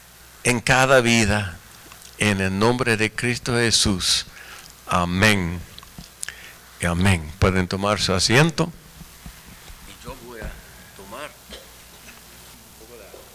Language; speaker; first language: Spanish; non-native, fluent; English